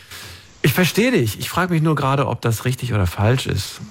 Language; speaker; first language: German; native; German